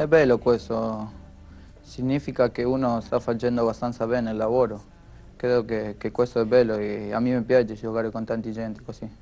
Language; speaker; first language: Italian; non-native, fluent; Spanish